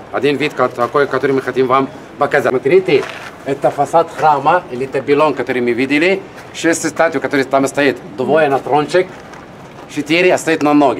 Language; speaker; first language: Russian; non-native, fluent; Arabic